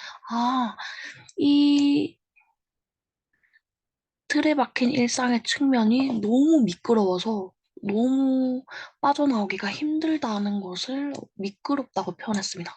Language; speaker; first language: Korean; native; Korean